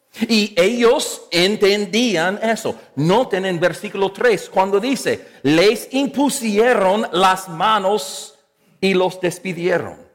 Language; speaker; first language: Spanish; non-native, fluent; English